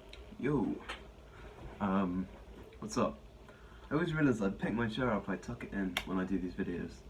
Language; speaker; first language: English; native; English